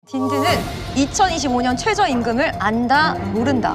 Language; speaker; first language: Korean; native; Korean